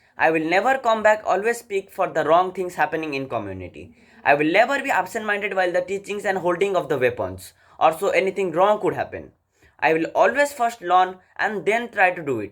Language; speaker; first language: English; non-native, learner; Odia